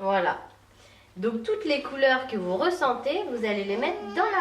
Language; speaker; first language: French; native; French